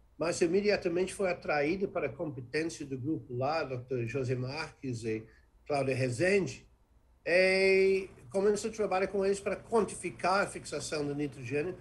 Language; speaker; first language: Portuguese; non-native, fluent; English